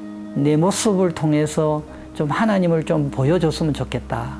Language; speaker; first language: Korean; native; Korean